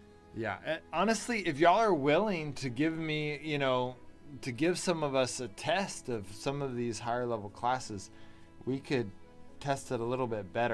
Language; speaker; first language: English; native; English